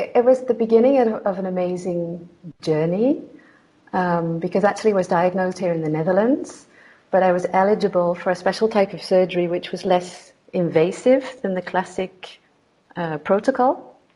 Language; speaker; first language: English; native; English